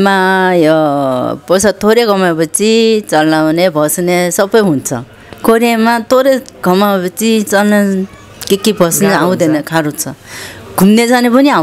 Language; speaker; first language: Nepali; non-native, learner; Korean